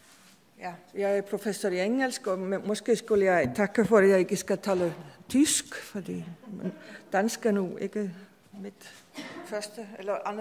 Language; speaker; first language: Danish; non-native, fluent; Icelandic